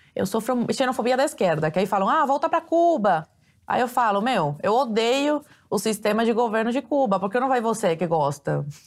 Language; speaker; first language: Portuguese; early bilingual, other home language; Spanish